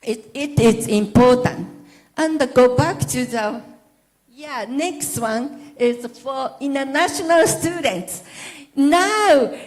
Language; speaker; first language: English; non-native, learner; Japanese